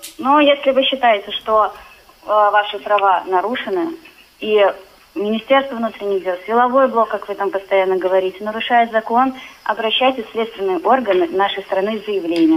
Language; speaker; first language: Russian; native; Russian